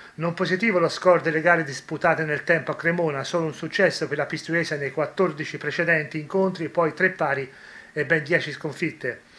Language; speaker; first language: Italian; native; Italian